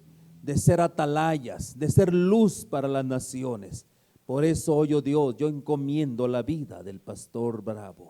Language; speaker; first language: Spanish; native; Spanish